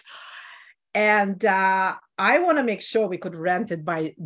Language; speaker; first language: English; non-native, fluent; Russian